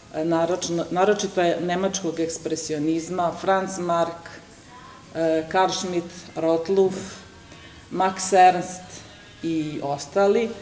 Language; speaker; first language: Serbian; native; Serbian